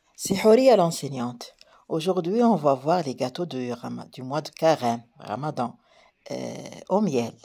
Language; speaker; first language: French; non-native, local second language; Arabic